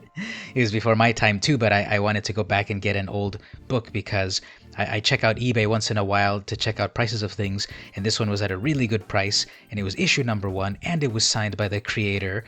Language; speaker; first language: English; native; English